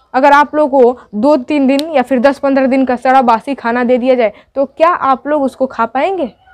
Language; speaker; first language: Hindi; native; Hindi